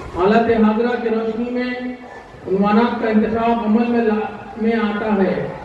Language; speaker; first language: Urdu; native; Urdu